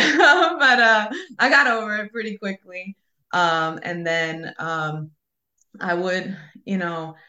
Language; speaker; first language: English; early bilingual, other home language; Spanish